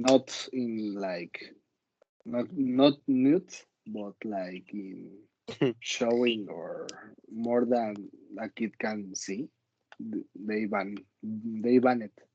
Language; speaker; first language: English; non-native, learner; Spanish